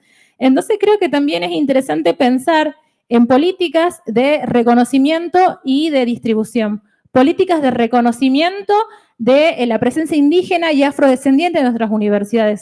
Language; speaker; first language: Spanish; native; Spanish